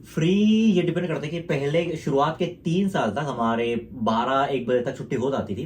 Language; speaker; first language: Hindi; non-native, fluent; Korean